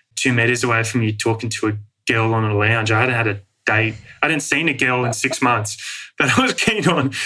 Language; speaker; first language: English; native; English